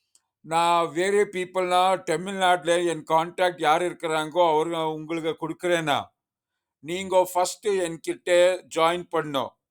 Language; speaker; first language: Tamil; non-native, learner; Kannada